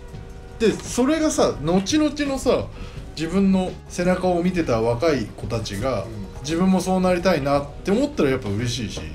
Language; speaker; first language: Japanese; native; Japanese